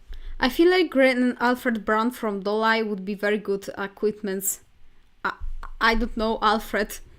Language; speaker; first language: English; non-native, fluent; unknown